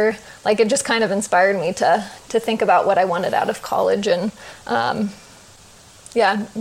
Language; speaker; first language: English; native; English